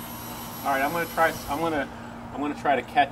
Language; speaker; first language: English; native; English